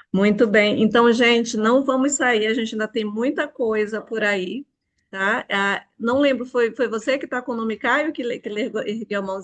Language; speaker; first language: Portuguese; native; Portuguese